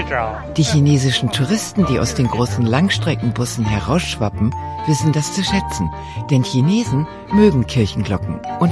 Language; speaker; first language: German; native; German